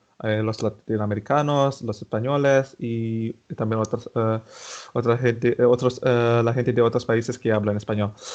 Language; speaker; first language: Spanish; non-native, fluent; Indonesian